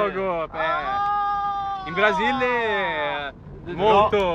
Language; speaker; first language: Italian; non-native, learner; Portuguese